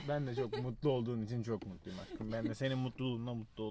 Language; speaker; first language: Turkish; native; Turkish